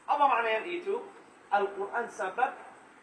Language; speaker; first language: Indonesian; non-native, learner; Arabic